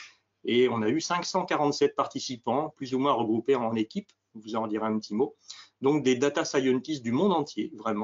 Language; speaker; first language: French; native; French